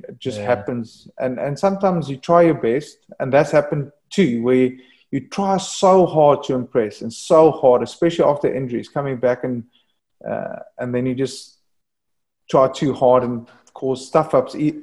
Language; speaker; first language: English; non-native, local second language; Afrikaans